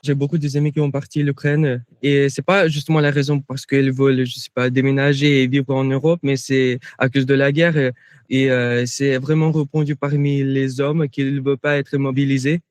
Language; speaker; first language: French; non-native, fluent; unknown